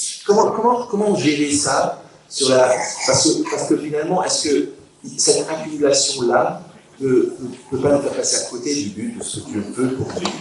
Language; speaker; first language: French; native; French